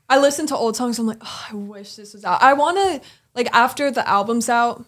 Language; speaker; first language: English; native; English